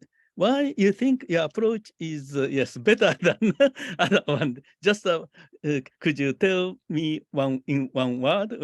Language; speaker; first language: English; non-native, fluent; Japanese